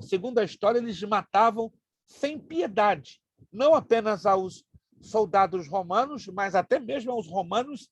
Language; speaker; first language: Portuguese; native; Portuguese